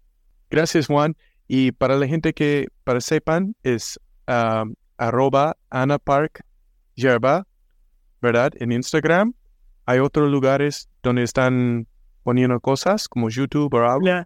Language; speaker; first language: Spanish; non-native, fluent; English